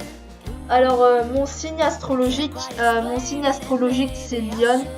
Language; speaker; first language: French; early bilingual, other home language; Korean